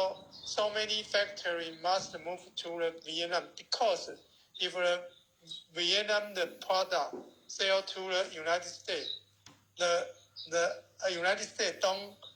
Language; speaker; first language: English; non-native, learner; Chinese